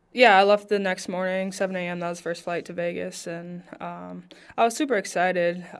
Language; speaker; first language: English; native; English